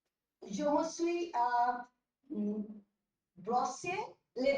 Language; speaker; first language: French; non-native, learner; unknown